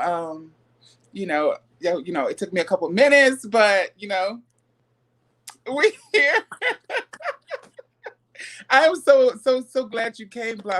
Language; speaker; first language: English; native; English